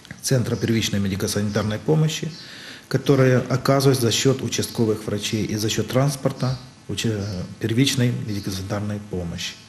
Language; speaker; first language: Russian; native; Russian